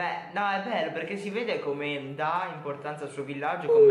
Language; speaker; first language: Italian; native; Italian